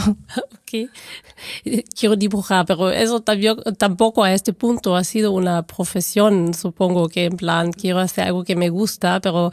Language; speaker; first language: Spanish; non-native, fluent; German